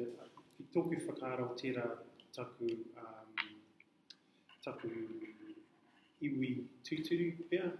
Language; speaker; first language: Māori; non-native, learner; English